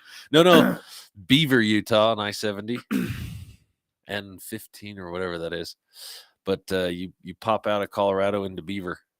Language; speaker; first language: English; native; English